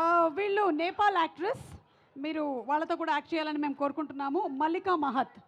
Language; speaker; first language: Telugu; native; Telugu